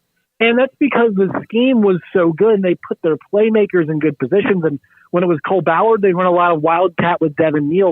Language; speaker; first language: English; native; English